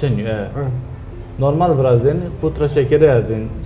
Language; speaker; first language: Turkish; non-native, local second language; Kurdish